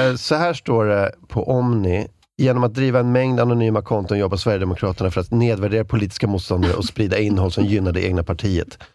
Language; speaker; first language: Swedish; native; Swedish